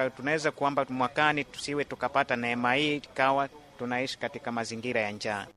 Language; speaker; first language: Swahili; non-native, local second language; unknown